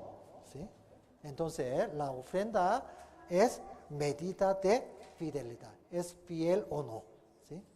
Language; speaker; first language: Spanish; non-native, learner; Korean